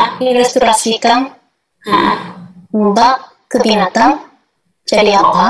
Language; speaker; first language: Indonesian; non-native, fluent; Japanese